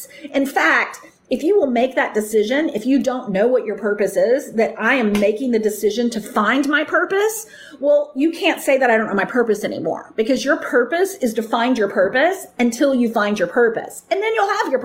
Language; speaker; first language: English; native; English